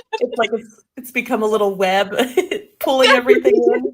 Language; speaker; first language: English; native; English